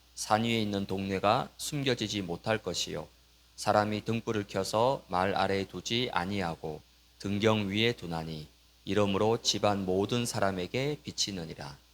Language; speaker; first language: Korean; native; Korean